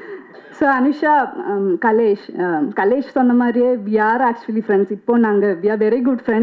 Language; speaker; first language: Tamil; non-native, fluent; Malayalam